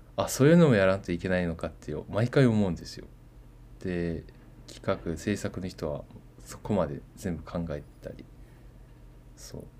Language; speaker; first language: Japanese; native; Japanese